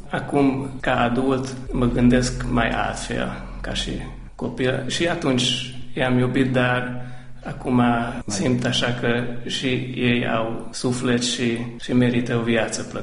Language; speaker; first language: Romanian; non-native, local second language; Hungarian